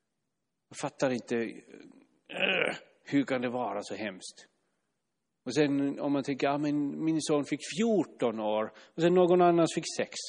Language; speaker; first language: Swedish; non-native, fluent; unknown